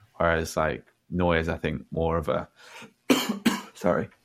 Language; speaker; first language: English; native; English